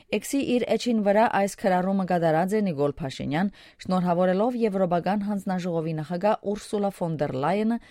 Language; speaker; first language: Armenian; early bilingual, heritage; Armenian